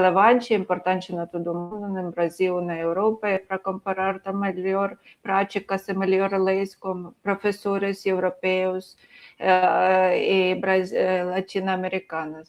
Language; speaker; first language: Portuguese; non-native, learner; Ukrainian